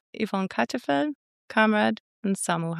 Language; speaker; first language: German; non-native, fluent; English